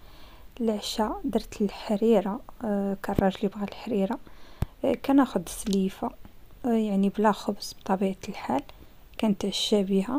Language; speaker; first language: Arabic; native; Arabic